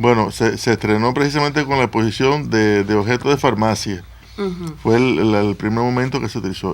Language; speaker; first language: Spanish; native; Spanish